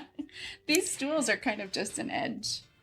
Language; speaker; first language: English; native; English